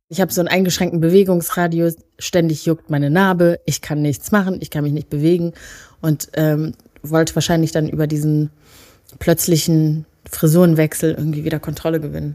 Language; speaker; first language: German; early bilingual, other home language; Kinyarwanda